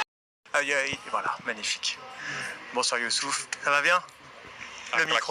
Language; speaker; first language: French; native; French